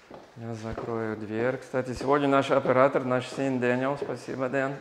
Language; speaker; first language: Russian; non-native, learner; English